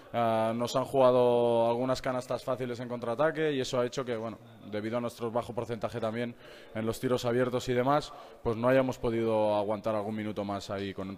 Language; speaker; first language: Spanish; native; Spanish